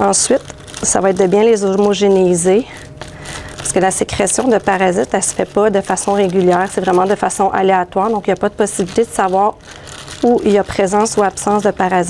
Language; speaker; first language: French; native; French